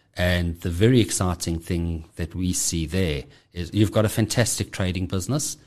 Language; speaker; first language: English; native; English